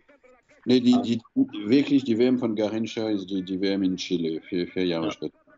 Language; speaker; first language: German; non-native, fluent; French